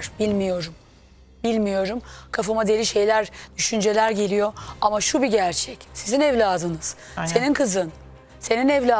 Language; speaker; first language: Turkish; native; Turkish